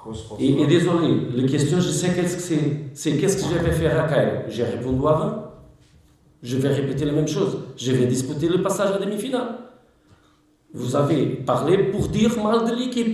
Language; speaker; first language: French; non-native, learner; Portuguese